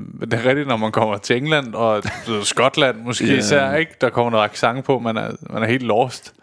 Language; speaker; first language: Danish; early bilingual, other home language; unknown